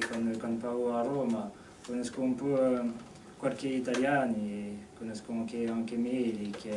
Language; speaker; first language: Italian; non-native, fluent; French